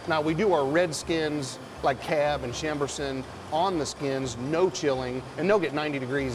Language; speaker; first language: English; native; English